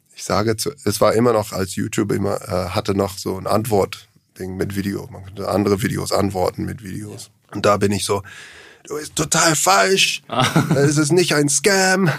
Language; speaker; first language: German; non-native, learner; English